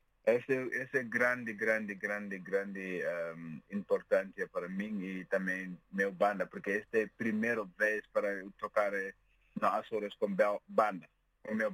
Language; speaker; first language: Portuguese; non-native, learner; Mandingo